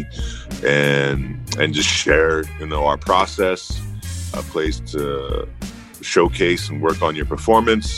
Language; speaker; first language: English; native; English